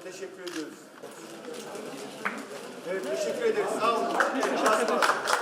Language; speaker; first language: Turkish; native; Turkish